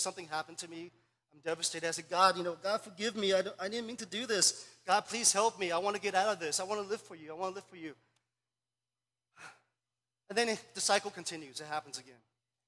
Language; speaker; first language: English; early bilingual, other home language; Chinese